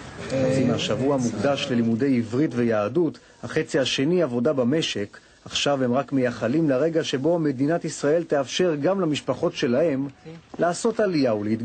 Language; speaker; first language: Hebrew; native; Hebrew